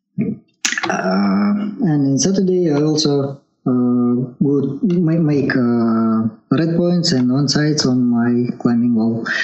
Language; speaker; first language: English; non-native, learner; Russian